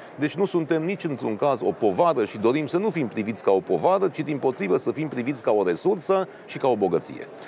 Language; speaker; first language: Romanian; non-native, local second language; Hungarian